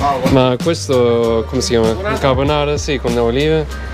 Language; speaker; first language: Italian; non-native, learner; English